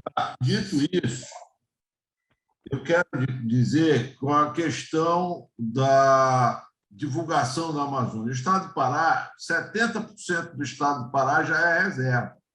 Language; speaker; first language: Portuguese; native; Portuguese